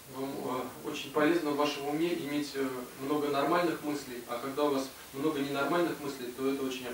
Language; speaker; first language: Russian; native; Russian